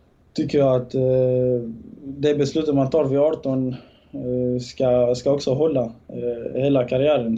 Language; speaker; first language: Swedish; early bilingual, other home language; Bosnian